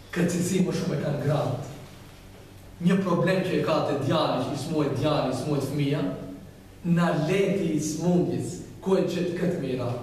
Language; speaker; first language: Albanian; native; Albanian